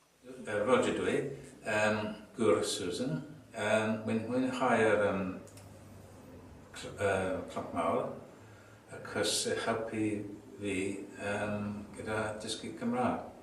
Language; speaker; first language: Welsh; non-native, learner; English